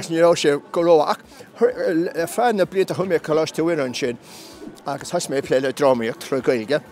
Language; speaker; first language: Irish; native; Irish